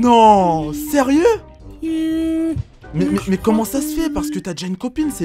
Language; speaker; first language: French; native; French